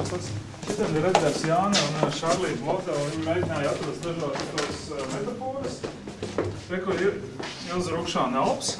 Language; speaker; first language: Latvian; native; Latvian